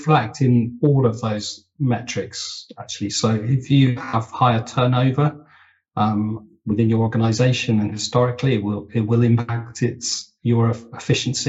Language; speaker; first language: English; native; English